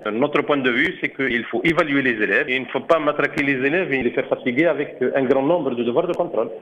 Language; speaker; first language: French; non-native, local second language; Arabic